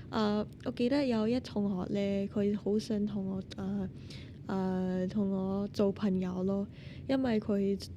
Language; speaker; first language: Cantonese; non-native, fluent; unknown